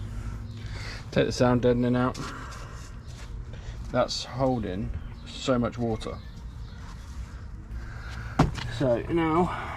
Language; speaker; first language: English; native; English